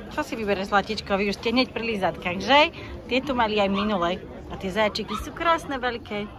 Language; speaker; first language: Slovak; native; Slovak